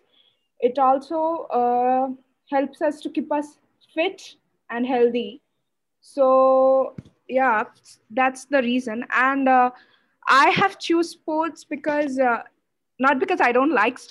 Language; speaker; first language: English; non-native, local second language; Odia